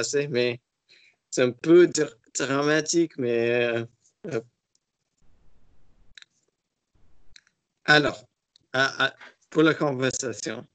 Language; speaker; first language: French; non-native, learner; English